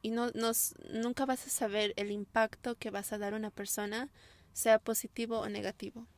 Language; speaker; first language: Spanish; early bilingual, heritage; Spanish